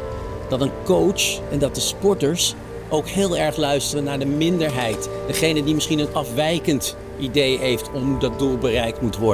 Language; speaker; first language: Dutch; native; Dutch